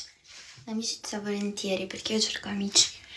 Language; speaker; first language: Italian; native; Italian